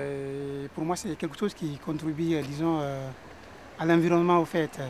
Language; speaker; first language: French; native; French